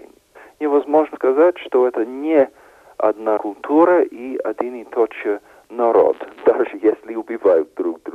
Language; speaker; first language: Russian; non-native, fluent; Irish